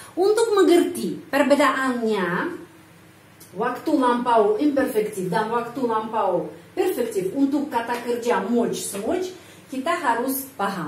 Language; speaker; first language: Indonesian; non-native, fluent; Russian